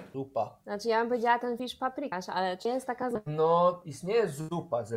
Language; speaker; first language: Polish; non-native, learner; Croatian